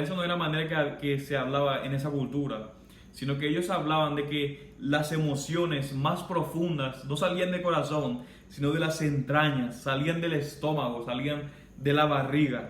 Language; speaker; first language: Spanish; native; Spanish